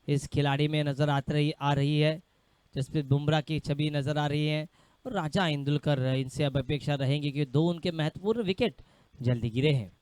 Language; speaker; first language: Hindi; non-native, local second language; Marathi